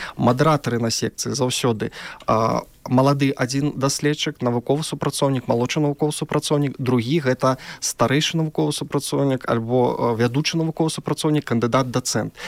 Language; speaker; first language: Belarusian; non-native, local second language; Russian